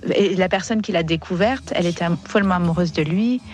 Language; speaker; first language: French; native; French